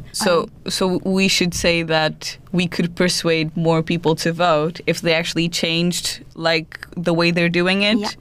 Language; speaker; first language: English; non-native, fluent; Portuguese